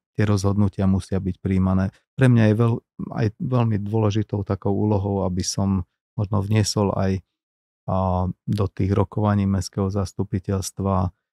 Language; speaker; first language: Slovak; non-native, local second language; Hungarian